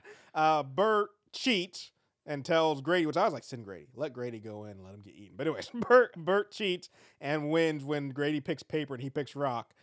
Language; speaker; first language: English; native; English